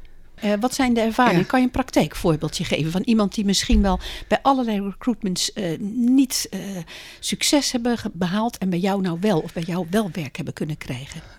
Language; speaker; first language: Dutch; native; Dutch